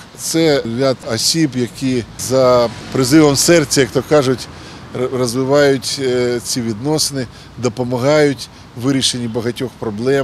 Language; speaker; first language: Ukrainian; native; Ukrainian